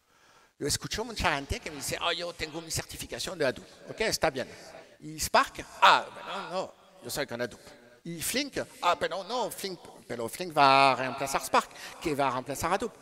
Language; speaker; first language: Spanish; non-native, learner; French